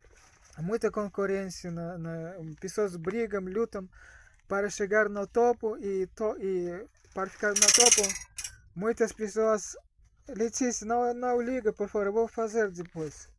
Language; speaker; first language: Portuguese; non-native, fluent; Russian